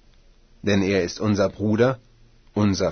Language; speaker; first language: German; native; German